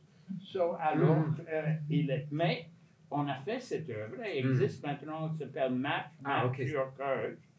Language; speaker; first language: French; non-native, fluent; English